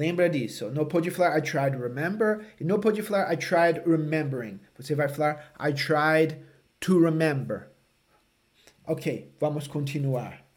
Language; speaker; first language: Portuguese; non-native, fluent; English